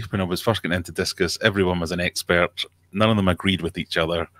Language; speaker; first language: English; native; English